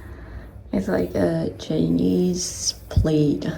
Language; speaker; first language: English; non-native, learner; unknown